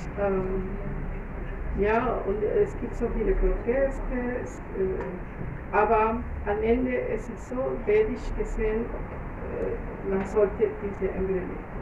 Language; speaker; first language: German; non-native, fluent; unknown